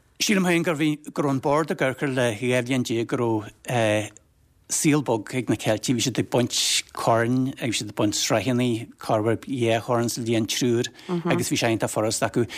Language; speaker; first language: Irish; native; Irish